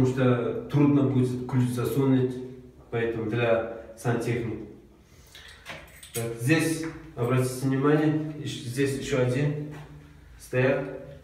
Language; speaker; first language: Russian; non-native, local second language; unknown